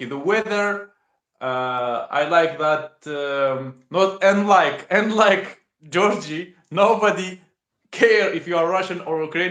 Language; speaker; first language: English; non-native, learner; Russian